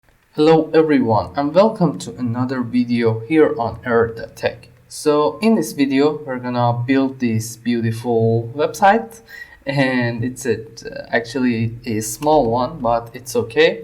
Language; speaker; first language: English; non-native, fluent; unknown